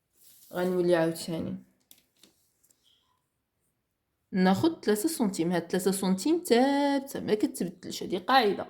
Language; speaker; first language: Arabic; native; Arabic